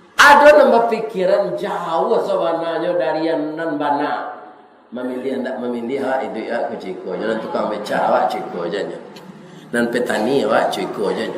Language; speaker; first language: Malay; non-native, local second language; Minangkabau